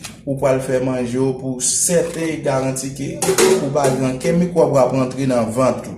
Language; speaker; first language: French; non-native, local second language; Haitian Creole